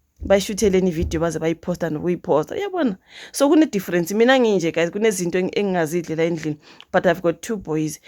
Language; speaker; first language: Zulu; native; Zulu